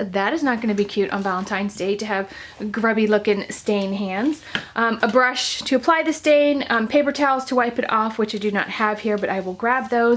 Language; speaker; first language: English; native; English